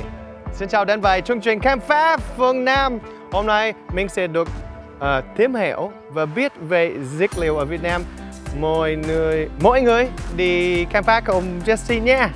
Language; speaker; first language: Vietnamese; non-native, fluent; English